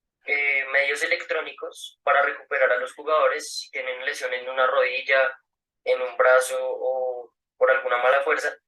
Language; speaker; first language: Spanish; native; Spanish